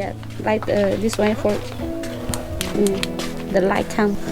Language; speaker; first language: English; non-native, learner; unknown